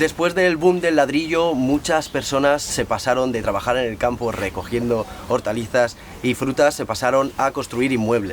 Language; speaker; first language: Spanish; native; Spanish